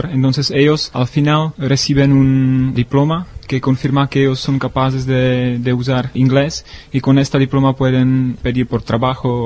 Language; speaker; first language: Spanish; non-native, learner; Czech